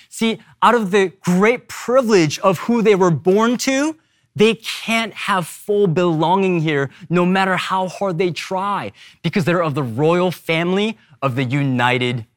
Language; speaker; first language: English; early bilingual, other home language; Korean